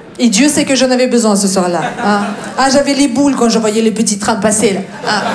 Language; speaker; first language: French; non-native, fluent; Russian